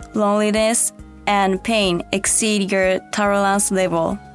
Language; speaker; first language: English; non-native, fluent; Japanese